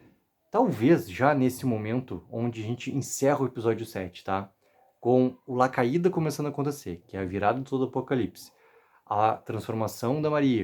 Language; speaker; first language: Portuguese; native; Portuguese